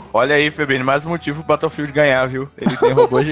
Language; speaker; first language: Portuguese; native; Portuguese